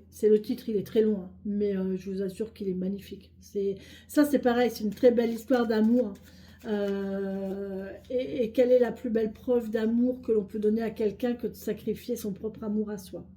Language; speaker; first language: French; native; French